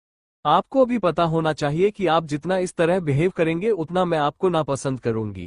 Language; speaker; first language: Hindi; native; Hindi